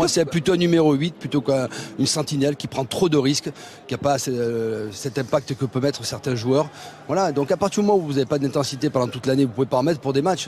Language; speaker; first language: French; native; French